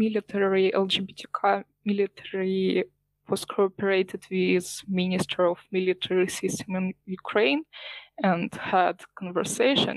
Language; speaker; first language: English; non-native, learner; Ukrainian